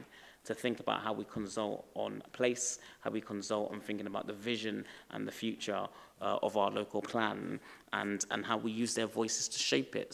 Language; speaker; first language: English; native; English